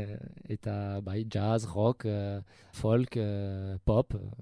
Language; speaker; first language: Basque; non-native, local second language; French